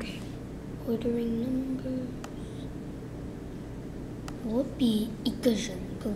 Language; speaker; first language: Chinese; early bilingual, heritage; Chinese